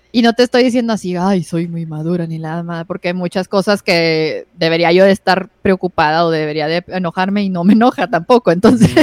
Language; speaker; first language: Spanish; native; Spanish